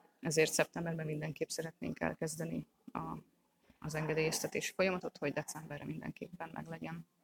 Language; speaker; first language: Hungarian; native; Hungarian